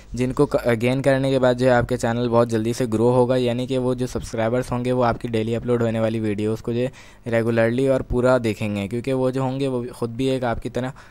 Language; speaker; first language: Hindi; native; Hindi